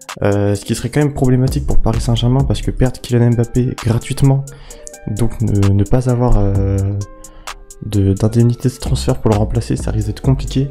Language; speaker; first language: French; native; French